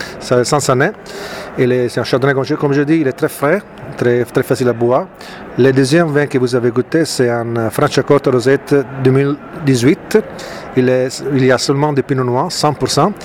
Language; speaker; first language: French; non-native, fluent; Italian